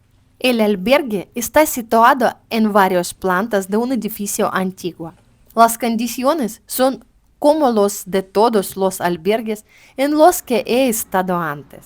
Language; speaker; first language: Spanish; non-native, learner; Ukrainian